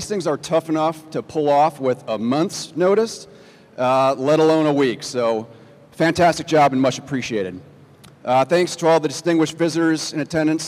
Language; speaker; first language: English; native; English